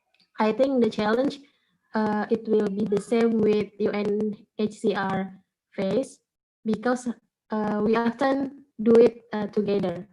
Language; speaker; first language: English; non-native, learner; Indonesian